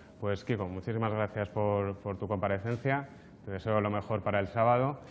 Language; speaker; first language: Spanish; native; Spanish